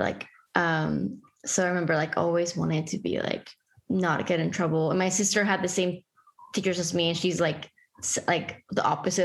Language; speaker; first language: English; early bilingual, other home language; Spanish